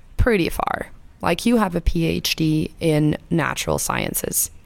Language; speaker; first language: English; non-native, fluent; German